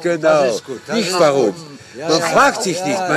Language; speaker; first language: German; non-native, fluent; Dutch